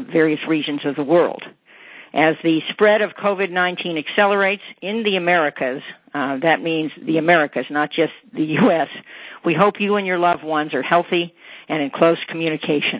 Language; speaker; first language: English; native; English